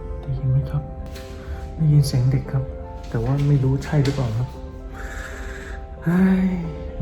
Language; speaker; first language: Thai; native; Thai